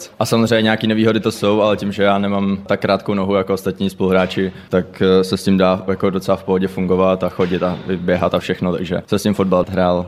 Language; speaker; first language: Czech; native; Czech